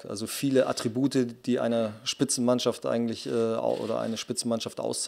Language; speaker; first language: German; native; German